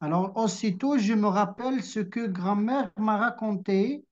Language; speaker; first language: French; non-native, local second language; Arabic